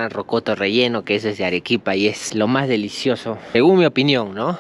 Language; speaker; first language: Spanish; native; Spanish